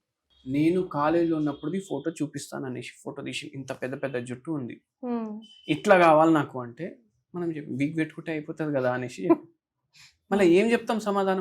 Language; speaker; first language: Telugu; native; Telugu